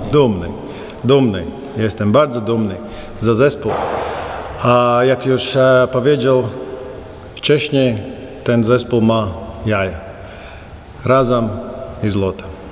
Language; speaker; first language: Polish; non-native, learner; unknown